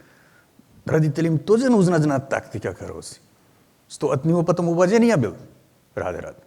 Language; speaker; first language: Russian; non-native, learner; Hindi